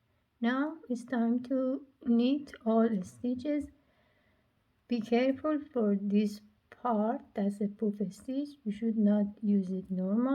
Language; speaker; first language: English; non-native, learner; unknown